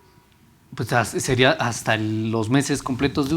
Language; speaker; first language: Spanish; native; Spanish